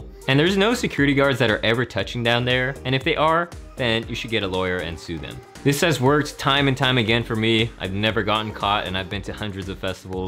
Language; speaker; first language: English; native; English